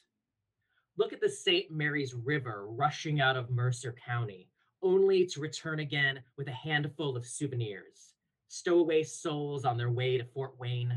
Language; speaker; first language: English; native; English